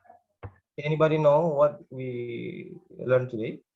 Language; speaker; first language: English; non-native, learner; Indonesian